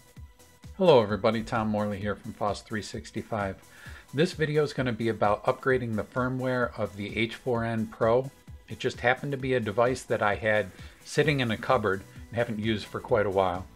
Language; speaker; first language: English; native; English